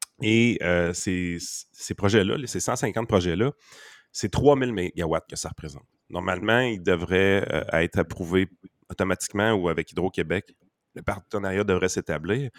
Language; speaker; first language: French; native; French